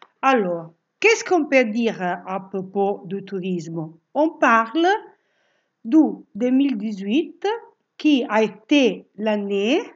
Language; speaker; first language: French; non-native, fluent; Italian